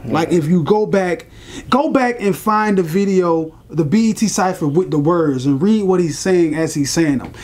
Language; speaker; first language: English; native; English